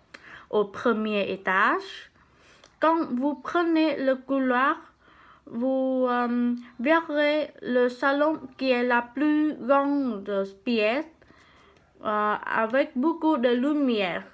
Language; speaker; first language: French; non-native, learner; Vietnamese